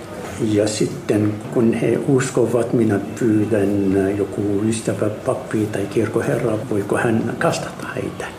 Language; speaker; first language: Finnish; non-native, learner; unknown